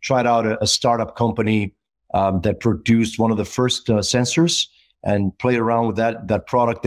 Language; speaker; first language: English; non-native, fluent; Greek